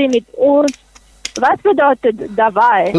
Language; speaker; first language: German; non-native, fluent; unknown